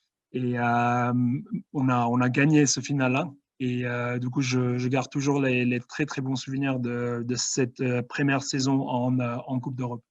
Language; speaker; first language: French; non-native, fluent; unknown